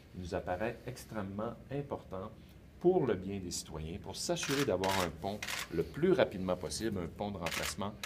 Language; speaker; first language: French; native; French